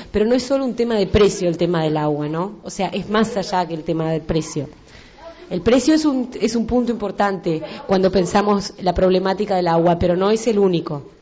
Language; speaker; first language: Spanish; native; Spanish